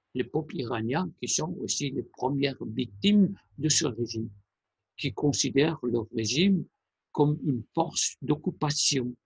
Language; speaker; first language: French; non-native, fluent; Persian